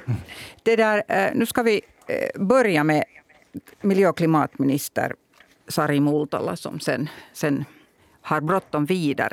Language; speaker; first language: Swedish; native; Swedish